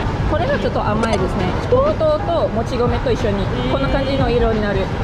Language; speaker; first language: Japanese; non-native, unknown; Malay